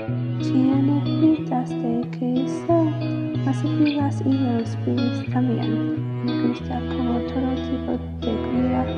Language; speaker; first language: Spanish; non-native, learner; English